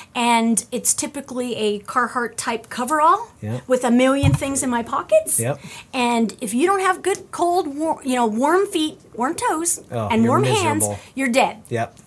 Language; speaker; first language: English; native; English